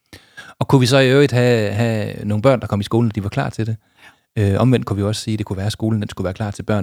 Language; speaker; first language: Danish; native; Danish